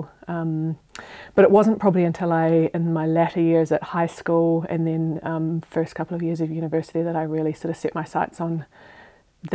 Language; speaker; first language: English; native; English